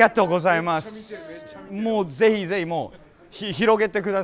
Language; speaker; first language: Japanese; non-native, fluent; English